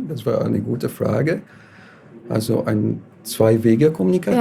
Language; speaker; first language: German; non-native, fluent; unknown